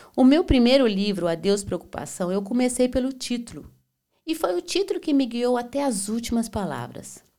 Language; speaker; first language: Portuguese; native; Portuguese